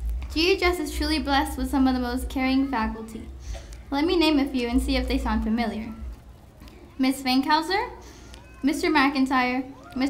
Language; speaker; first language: English; early bilingual, other home language; Spanish